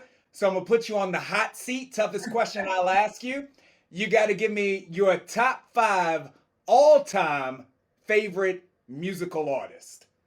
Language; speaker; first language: English; native; English